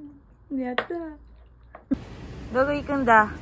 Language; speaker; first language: Japanese; non-native, learner; Filipino